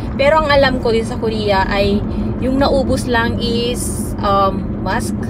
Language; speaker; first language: Filipino; native; Filipino